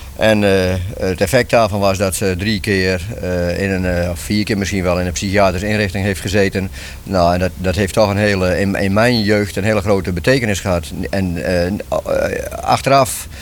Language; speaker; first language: Dutch; non-native, local second language; Western Frisian